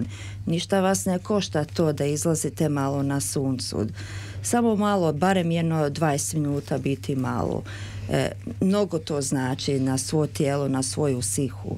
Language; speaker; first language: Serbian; early bilingual, heritage; Serbian